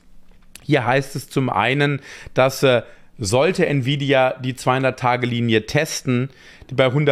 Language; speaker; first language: German; native; German